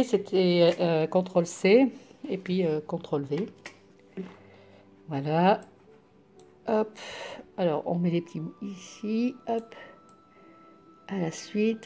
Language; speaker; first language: French; native; French